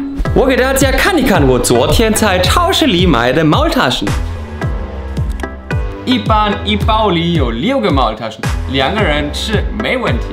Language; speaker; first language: Chinese; non-native, fluent; German